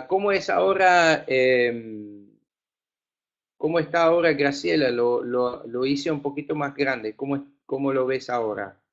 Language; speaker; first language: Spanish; non-native, fluent; Afrikaans